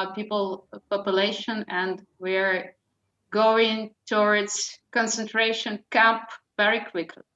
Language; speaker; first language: English; non-native, fluent; Russian